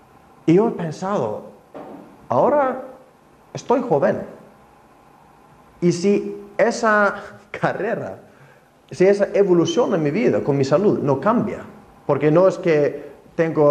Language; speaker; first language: Spanish; non-native, fluent; Icelandic